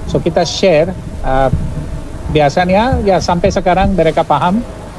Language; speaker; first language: Indonesian; non-native, fluent; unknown